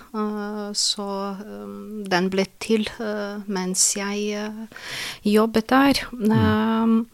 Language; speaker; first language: Norwegian; non-native, fluent; Serbian